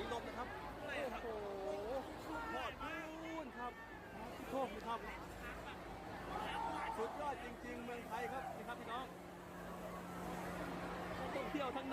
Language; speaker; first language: Thai; native; Thai